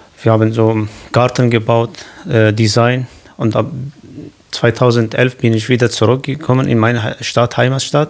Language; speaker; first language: German; non-native, learner; Kurdish